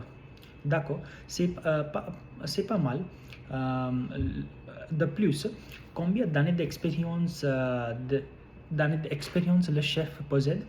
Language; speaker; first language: French; non-native, learner; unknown